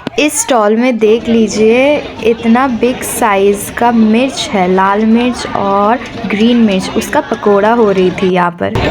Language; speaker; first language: Hindi; non-native, local second language; Bangla